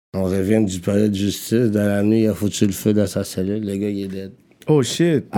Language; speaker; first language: French; early bilingual, other home language; Rundi